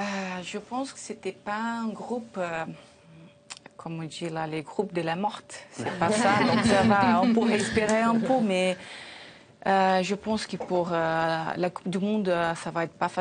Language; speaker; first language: French; non-native, learner; Portuguese